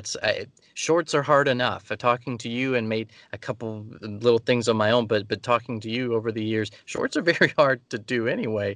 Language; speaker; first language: English; native; English